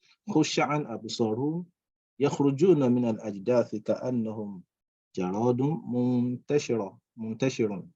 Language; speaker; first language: Arabic; non-native, fluent; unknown